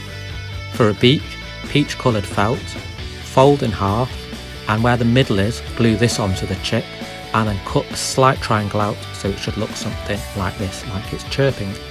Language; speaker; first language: English; native; English